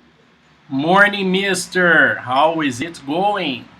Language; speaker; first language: English; non-native, fluent; Portuguese